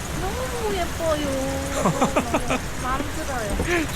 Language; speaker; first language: Korean; non-native, learner; Thai